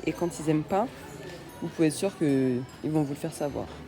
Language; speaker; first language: French; native; French